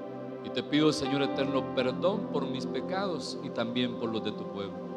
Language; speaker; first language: Spanish; native; Spanish